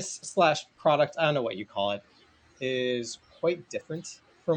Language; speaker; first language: English; native; English